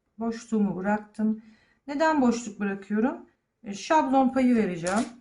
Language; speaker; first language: Turkish; native; Turkish